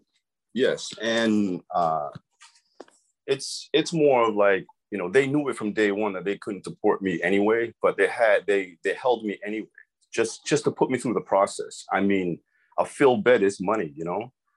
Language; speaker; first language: English; early bilingual, other home language; Khmer